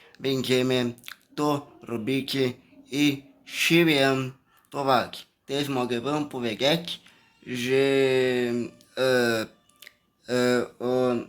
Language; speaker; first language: Polish; non-native, learner; Portuguese